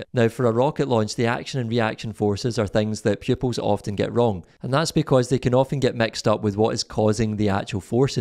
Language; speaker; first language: English; native; English